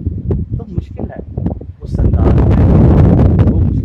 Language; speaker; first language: Urdu; native; Urdu